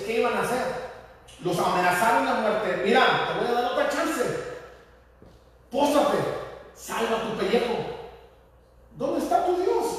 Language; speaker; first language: Spanish; native; Spanish